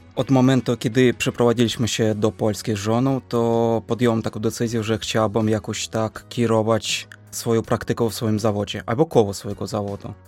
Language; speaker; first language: Polish; non-native, fluent; Russian